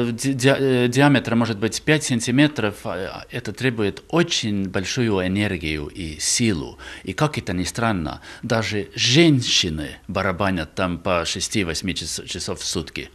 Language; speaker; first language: Russian; non-native, fluent; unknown